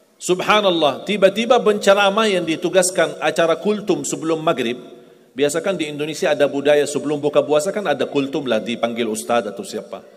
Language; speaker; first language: Malay; non-native, fluent; Arabic